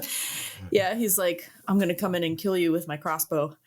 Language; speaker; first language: English; native; English